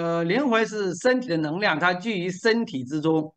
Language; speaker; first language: Chinese; native; Chinese